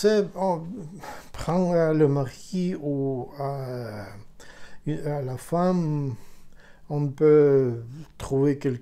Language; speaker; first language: French; non-native, learner; Ukrainian